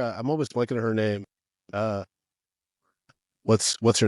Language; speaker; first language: English; native; English